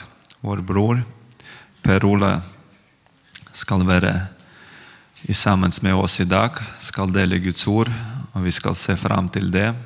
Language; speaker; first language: Norwegian; non-native, fluent; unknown